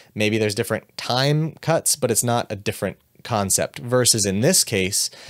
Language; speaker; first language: English; native; English